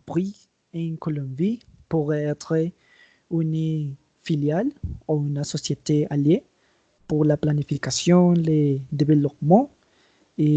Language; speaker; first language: French; non-native, learner; Spanish